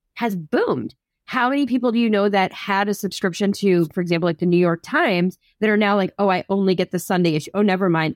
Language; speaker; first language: English; native; English